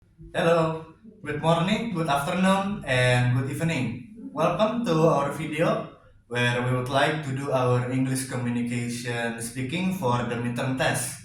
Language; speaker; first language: English; non-native, learner; Indonesian